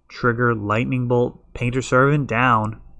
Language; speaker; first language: English; native; English